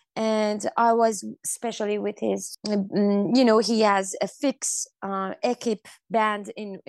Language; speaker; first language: English; non-native, fluent; Persian